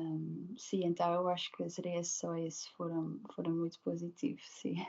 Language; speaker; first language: Portuguese; non-native, learner; Dutch